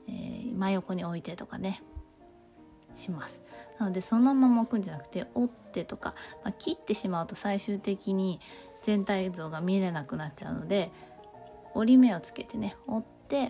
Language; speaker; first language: Japanese; native; Japanese